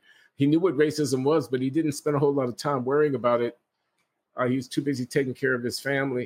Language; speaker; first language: English; native; English